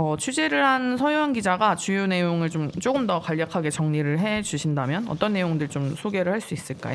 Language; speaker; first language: Korean; native; Korean